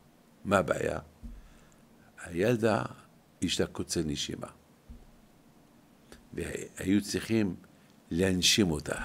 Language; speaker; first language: Hebrew; non-native, fluent; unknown